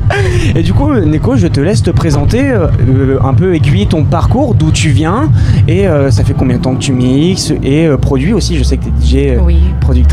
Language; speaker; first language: French; native; French